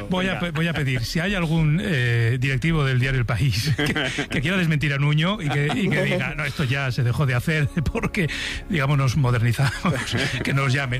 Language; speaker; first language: Spanish; native; Spanish